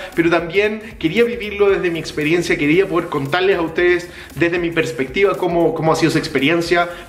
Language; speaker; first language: Spanish; native; Spanish